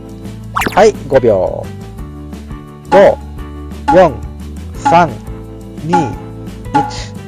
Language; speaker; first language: Japanese; non-native, fluent; Thai